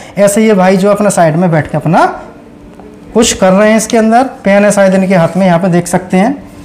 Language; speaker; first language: Hindi; native; Hindi